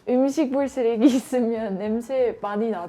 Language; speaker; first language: Korean; non-native, learner; Dutch